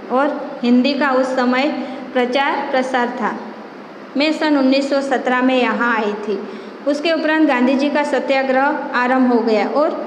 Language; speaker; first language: Hindi; non-native, local second language; Gujarati